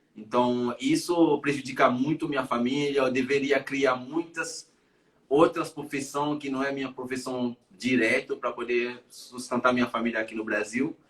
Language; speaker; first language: Portuguese; non-native, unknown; Haitian Creole